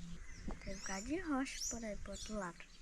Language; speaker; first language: Portuguese; native; Portuguese